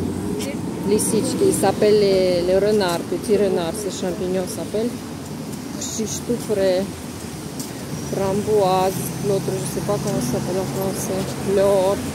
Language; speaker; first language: French; non-native, fluent; Russian